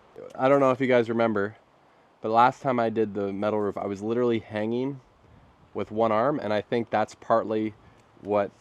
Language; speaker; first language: English; native; English